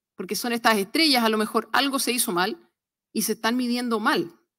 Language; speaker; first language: Spanish; native; Spanish